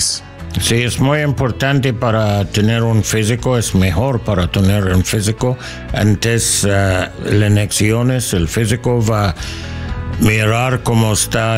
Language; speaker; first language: Spanish; non-native, learner; English